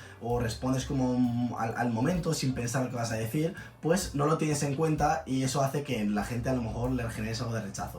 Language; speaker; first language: Spanish; native; Spanish